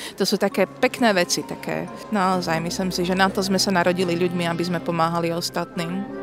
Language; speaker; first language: Slovak; native; Slovak